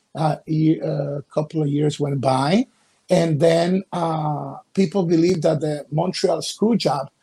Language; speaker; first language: English; early bilingual, other home language; Spanish